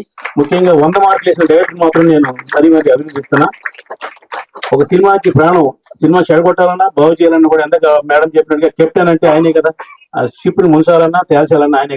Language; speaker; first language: Telugu; native; Telugu